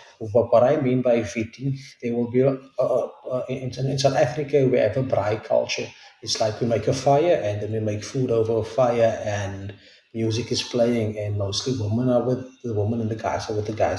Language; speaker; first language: English; non-native, local second language; Afrikaans